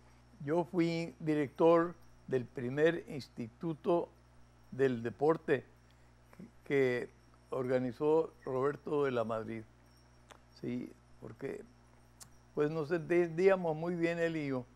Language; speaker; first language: Spanish; early bilingual, heritage; Spanish